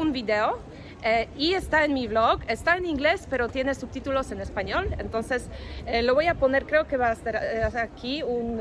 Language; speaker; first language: Spanish; non-native, fluent; Polish